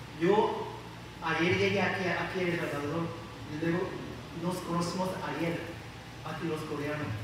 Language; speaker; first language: Spanish; non-native, learner; Korean